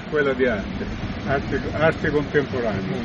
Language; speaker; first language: Spanish; non-native, learner; Italian